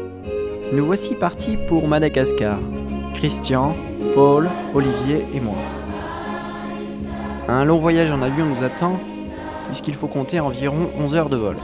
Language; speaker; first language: French; native; French